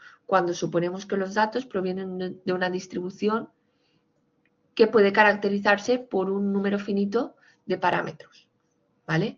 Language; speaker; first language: Spanish; native; Spanish